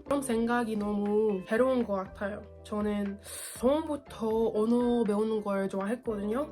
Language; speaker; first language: Korean; non-native, fluent; English